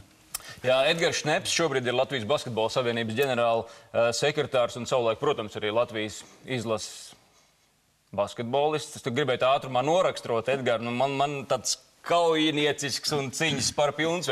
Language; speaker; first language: Latvian; native; Latvian